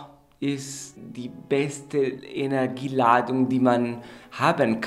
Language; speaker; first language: German; non-native, fluent; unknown